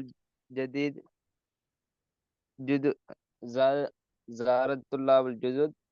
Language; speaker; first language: Arabic; non-native, learner; Tamil